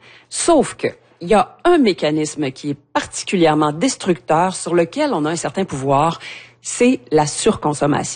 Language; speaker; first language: French; native; French